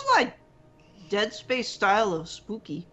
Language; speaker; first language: English; native; English